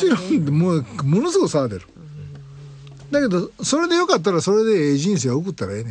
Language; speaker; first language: Japanese; native; Japanese